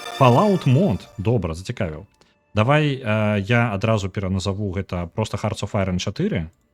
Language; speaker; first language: Belarusian; non-native, local second language; Russian